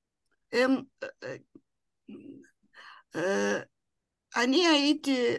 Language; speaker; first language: Hebrew; non-native, fluent; Russian